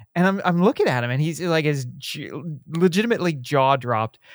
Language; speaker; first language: English; native; English